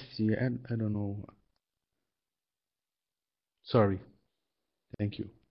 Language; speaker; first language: English; non-native, learner; Portuguese